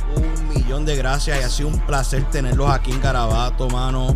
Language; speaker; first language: Spanish; native; Spanish